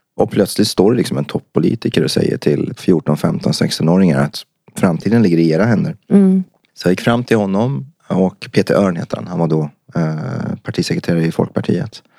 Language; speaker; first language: Swedish; early bilingual, other home language; Persian